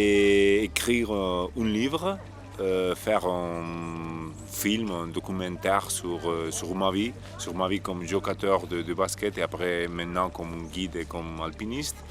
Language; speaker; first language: French; non-native, fluent; Spanish